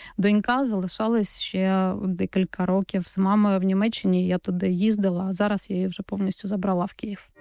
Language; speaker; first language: Ukrainian; native; Ukrainian